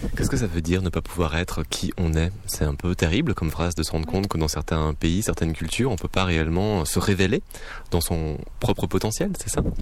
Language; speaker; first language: French; native; French